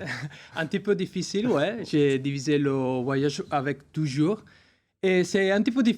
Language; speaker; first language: French; non-native, learner; Italian